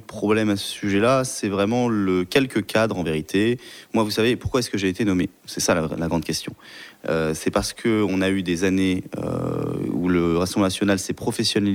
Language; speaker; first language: French; native; French